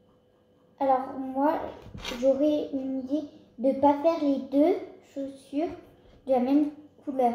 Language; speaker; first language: French; early bilingual, other home language; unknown